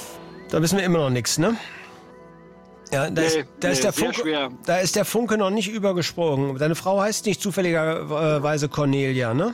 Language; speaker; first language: German; native; German